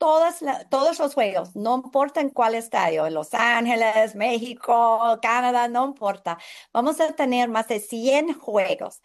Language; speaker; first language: Spanish; non-native, fluent; English